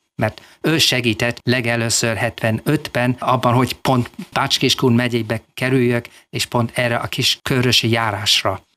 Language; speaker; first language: Hungarian; non-native, fluent; English